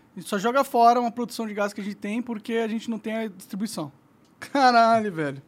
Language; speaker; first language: Portuguese; native; Portuguese